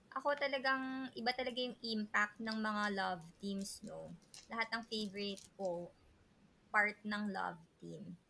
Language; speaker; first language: Filipino; native; Filipino